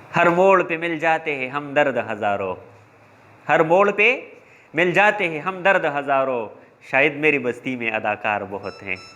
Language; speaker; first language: Urdu; non-native, local second language; Pashto